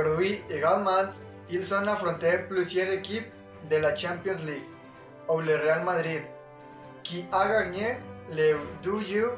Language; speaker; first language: French; non-native, learner; Spanish